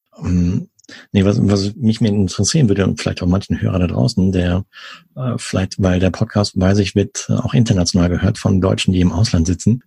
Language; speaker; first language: German; native; German